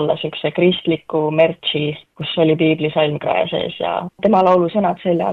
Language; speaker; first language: Estonian; native; Estonian